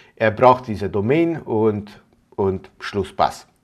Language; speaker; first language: German; non-native, fluent; Hungarian